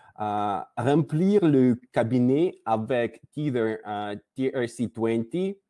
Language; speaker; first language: French; non-native, learner; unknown